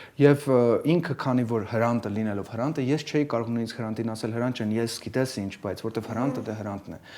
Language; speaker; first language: Armenian; early bilingual, heritage; Armenian